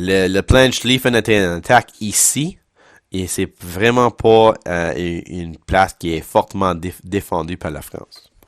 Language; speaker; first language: French; non-native, local second language; English